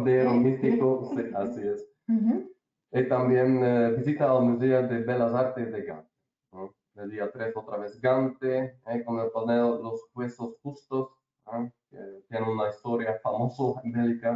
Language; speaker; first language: Spanish; non-native, learner; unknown